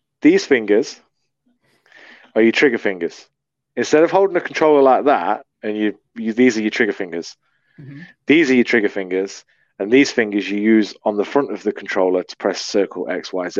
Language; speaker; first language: English; native; English